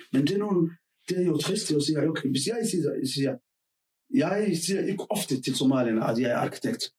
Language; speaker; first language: Danish; non-native, fluent; Somali